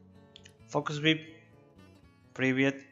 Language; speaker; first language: Russian; non-native, learner; Spanish